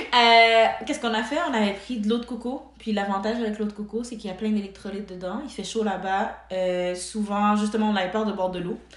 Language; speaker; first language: French; early bilingual, other home language; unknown